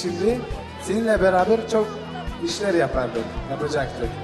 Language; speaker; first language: Turkish; non-native, fluent; Tajik